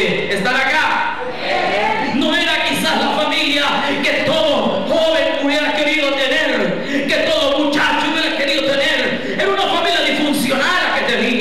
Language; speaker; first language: Spanish; native; Spanish